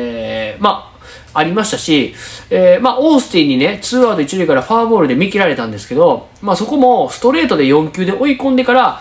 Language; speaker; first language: Japanese; native; Japanese